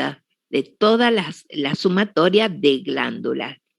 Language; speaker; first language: Spanish; native; Spanish